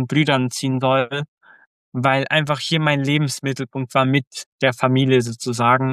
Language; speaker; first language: German; early bilingual, other home language; Croatian